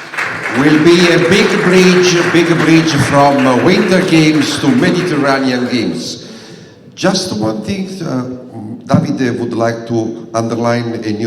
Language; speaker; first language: English; non-native, fluent; Italian